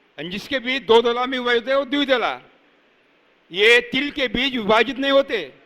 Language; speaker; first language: Hindi; non-native, local second language; Marathi